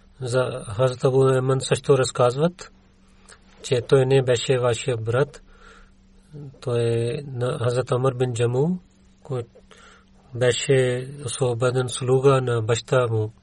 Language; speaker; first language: Bulgarian; non-native, learner; Urdu